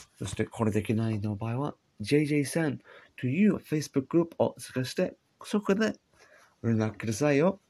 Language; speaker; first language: Japanese; non-native, learner; English